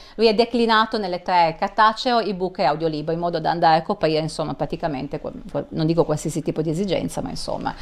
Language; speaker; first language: Italian; native; Italian